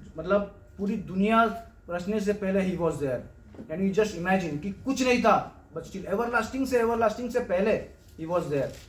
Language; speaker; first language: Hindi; non-native, local second language; Marathi